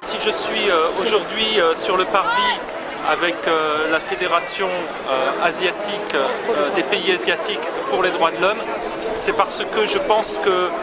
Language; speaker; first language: French; native; French